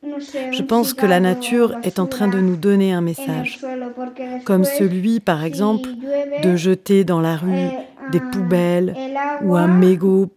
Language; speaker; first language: French; non-native, learner; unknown